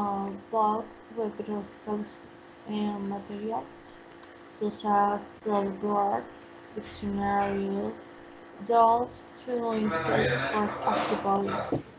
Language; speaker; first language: English; non-native, learner; Spanish